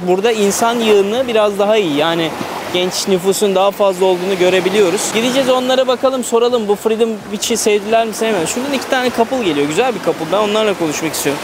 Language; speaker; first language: Turkish; native; Turkish